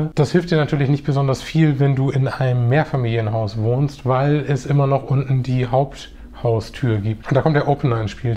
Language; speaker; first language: German; native; German